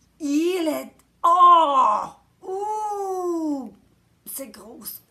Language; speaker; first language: French; non-native, learner; English